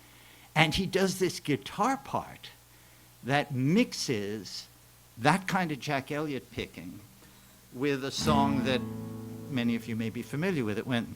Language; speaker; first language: English; native; English